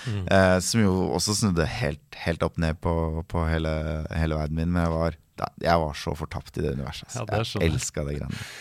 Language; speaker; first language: Norwegian; native; Norwegian